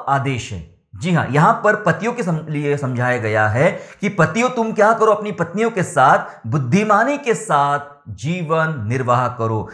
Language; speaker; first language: Hindi; non-native, local second language; Marathi